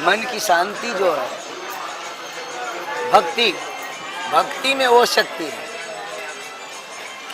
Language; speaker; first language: Hindi; native; Hindi